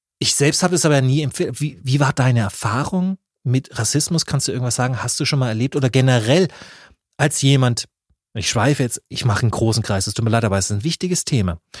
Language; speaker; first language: German; native; German